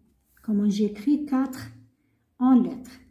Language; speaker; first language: French; non-native, local second language; Arabic